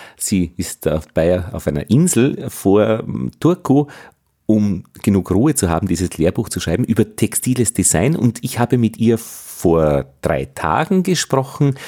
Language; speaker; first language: German; native; German